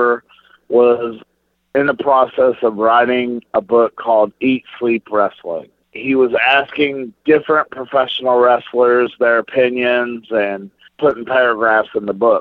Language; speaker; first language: English; native; English